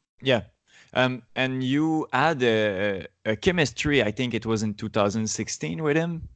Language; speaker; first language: English; non-native, learner; French